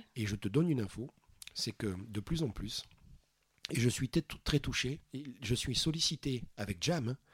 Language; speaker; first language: French; native; French